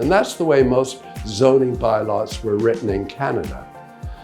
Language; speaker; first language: English; native; English